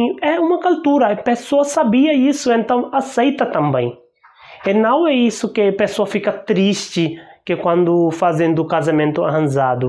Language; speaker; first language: Portuguese; non-native, learner; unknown